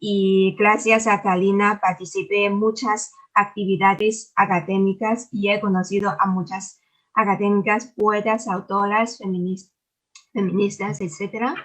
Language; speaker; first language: Spanish; non-native, fluent; Chinese